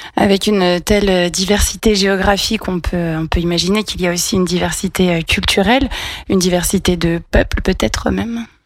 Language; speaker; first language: French; native; French